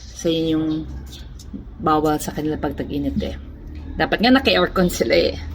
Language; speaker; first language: Filipino; non-native, local second language; Cebuano